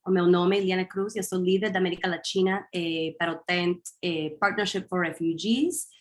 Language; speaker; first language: Portuguese; non-native, fluent; Spanish